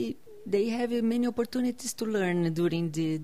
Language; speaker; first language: English; non-native, learner; Portuguese